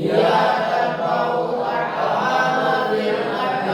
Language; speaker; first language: Arabic; non-native, learner; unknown